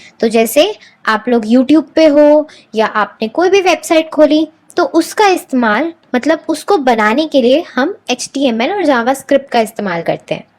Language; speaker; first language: Hindi; native; Hindi